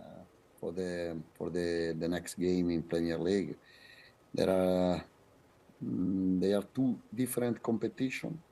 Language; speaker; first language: English; non-native, fluent; Italian